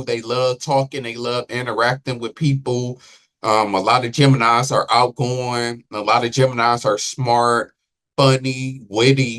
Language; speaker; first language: English; native; English